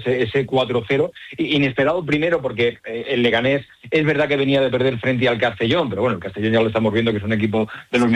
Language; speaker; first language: Spanish; native; Spanish